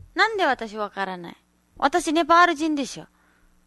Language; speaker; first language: Japanese; non-native, learner; Nepali